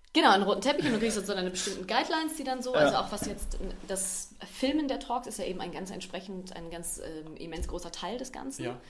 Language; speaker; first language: German; native; German